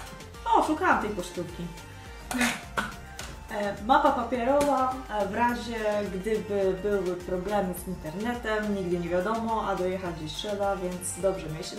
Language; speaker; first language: Polish; native; Polish